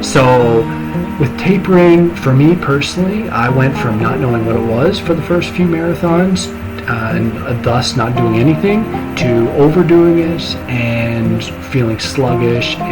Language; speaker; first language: English; native; English